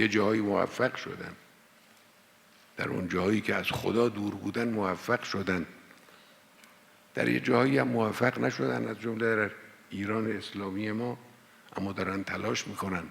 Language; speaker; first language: Persian; native; Persian